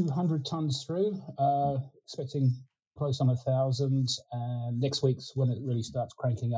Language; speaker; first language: English; early bilingual, other home language; Ukrainian